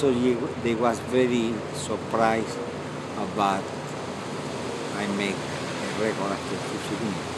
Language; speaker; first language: English; non-native, fluent; Spanish